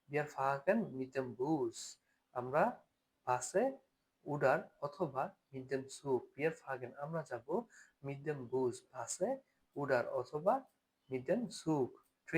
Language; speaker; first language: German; non-native, fluent; Bangla